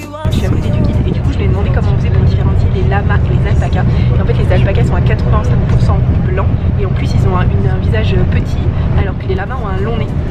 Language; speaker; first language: French; native; French